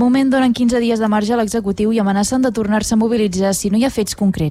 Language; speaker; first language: Catalan; native; Catalan